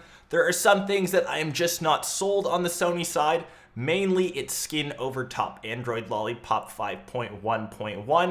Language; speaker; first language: English; native; English